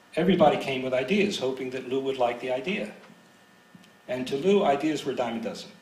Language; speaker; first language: English; native; English